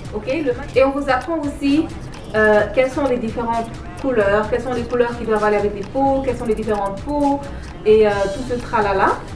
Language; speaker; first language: French; non-native, local second language; Wolof